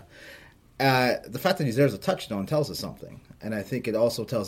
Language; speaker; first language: English; native; English